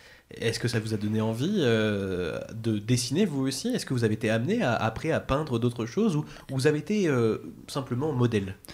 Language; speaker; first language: French; native; French